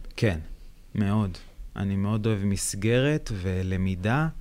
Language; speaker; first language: Hebrew; native; Hebrew